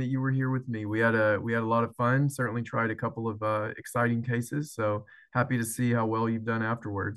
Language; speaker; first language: English; native; English